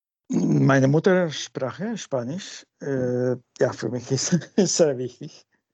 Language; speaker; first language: German; non-native, fluent; Spanish